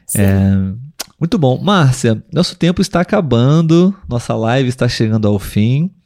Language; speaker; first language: Portuguese; native; Portuguese